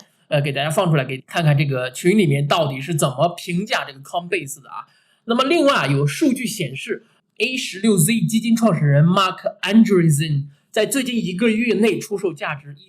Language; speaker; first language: Chinese; native; Chinese